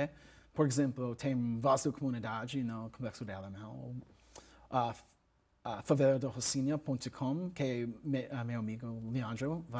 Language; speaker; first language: Portuguese; non-native, learner; English